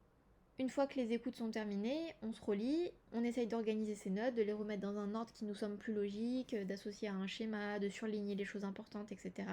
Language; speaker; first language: French; native; French